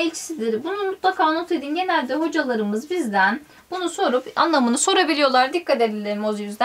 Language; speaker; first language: Turkish; native; Turkish